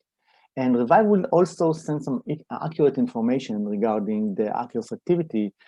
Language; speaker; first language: English; non-native, fluent; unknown